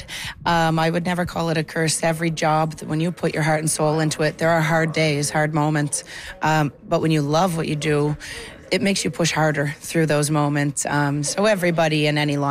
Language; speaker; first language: English; native; English